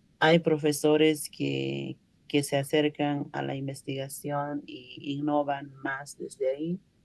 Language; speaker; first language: Spanish; non-native, local second language; Aymara